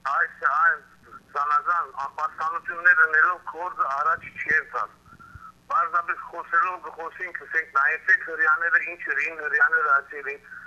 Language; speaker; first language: Armenian; early bilingual, heritage; Armenian